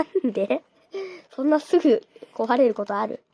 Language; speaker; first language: Japanese; native; Japanese